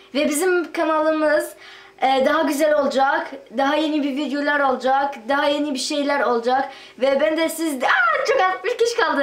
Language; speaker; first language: Turkish; non-native, fluent; Arabic